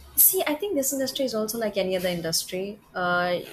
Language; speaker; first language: English; non-native, local second language; Hindi